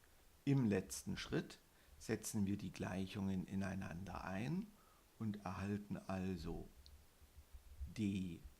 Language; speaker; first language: German; native; German